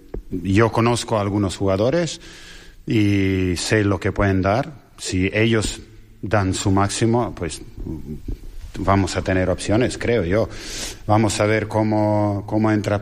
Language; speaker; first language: Spanish; non-native, fluent; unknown